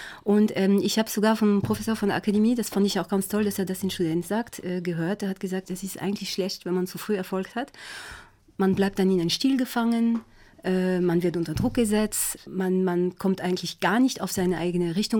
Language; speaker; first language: German; non-native, fluent; French